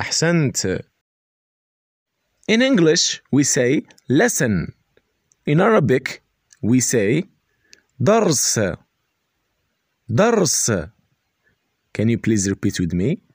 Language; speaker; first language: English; non-native, learner; Arabic